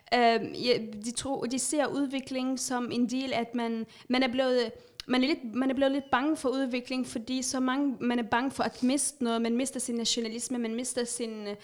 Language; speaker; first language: Danish; non-native, fluent; Arabic